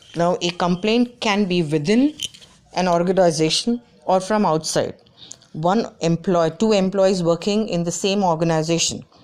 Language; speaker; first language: English; non-native, local second language; Gujarati